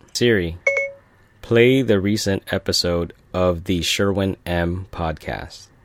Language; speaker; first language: English; early bilingual, other home language; Filipino